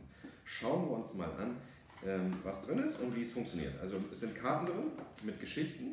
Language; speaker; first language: German; native; German